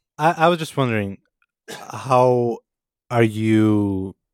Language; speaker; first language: English; non-native, fluent; Portuguese